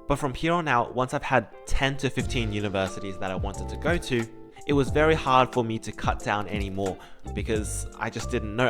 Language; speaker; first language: English; early bilingual, other home language; Chinese